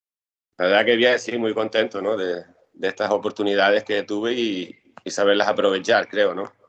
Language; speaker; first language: Spanish; native; Spanish